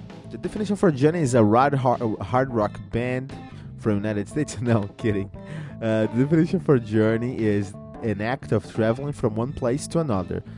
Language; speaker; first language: English; non-native, fluent; Portuguese